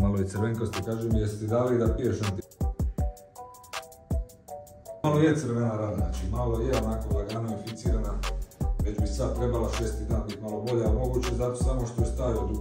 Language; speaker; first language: Serbian; native; Serbian